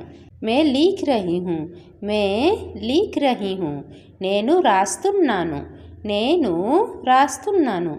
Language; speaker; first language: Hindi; non-native, local second language; Odia